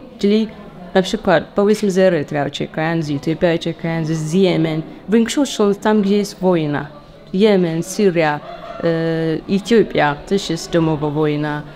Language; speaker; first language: Polish; non-native, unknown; Tigrinya